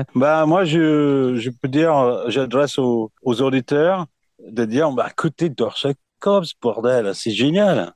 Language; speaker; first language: French; non-native, fluent; English